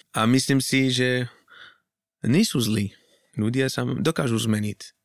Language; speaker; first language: Slovak; non-native, fluent; Arabic